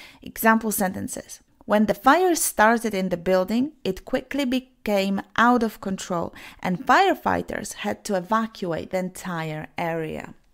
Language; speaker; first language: English; non-native, fluent; Polish